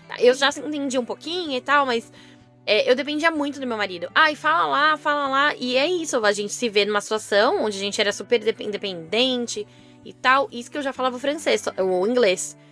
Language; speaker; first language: Portuguese; native; Portuguese